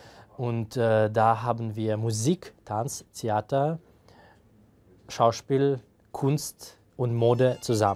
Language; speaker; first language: German; non-native, fluent; Russian